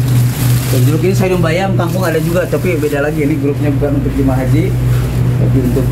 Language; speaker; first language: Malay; non-native, local second language; Sundanese